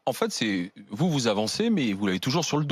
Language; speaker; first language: French; native; French